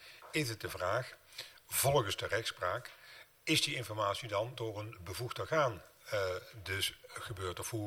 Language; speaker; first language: Dutch; native; Dutch